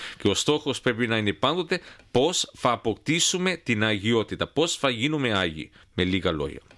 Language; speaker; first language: Greek; early bilingual, heritage; Greek